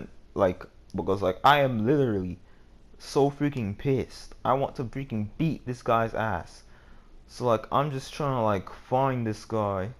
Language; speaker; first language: English; native; English